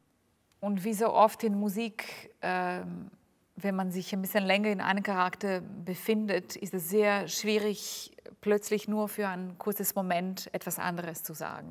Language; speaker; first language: German; non-native, fluent; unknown